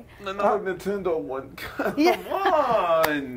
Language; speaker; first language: English; native; English